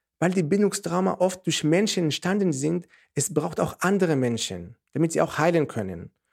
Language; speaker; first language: German; non-native, fluent; Hebrew